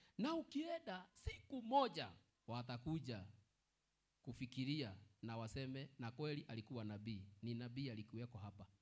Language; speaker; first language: Swahili; non-native, local second language; Kikuyu